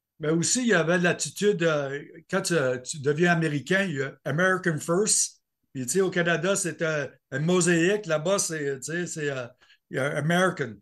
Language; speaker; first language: French; native; French